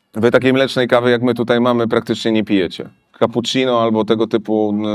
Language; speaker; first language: Polish; native; Polish